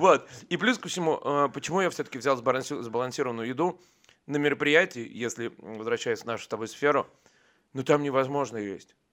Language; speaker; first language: Russian; native; Russian